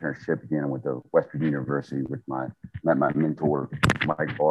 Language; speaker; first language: English; native; English